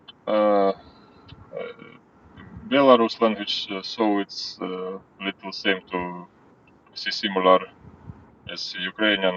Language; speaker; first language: English; non-native, learner; Ukrainian